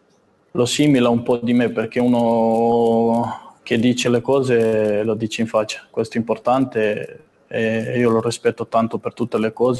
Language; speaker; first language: Italian; non-native, fluent; Serbian